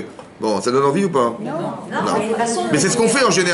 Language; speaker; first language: French; native; French